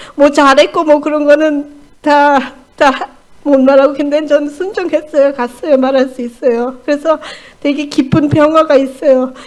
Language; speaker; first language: Korean; non-native, fluent; German